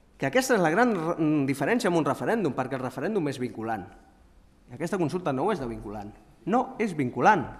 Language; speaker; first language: Catalan; native; Catalan